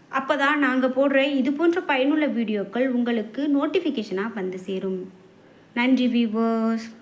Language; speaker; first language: Tamil; native; Tamil